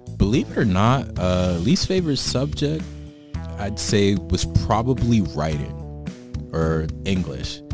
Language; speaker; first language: English; native; English